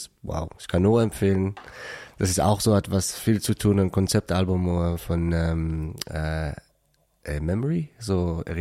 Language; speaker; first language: German; non-native, learner; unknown